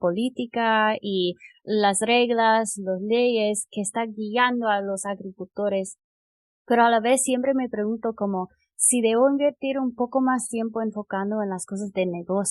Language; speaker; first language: Spanish; non-native, fluent; English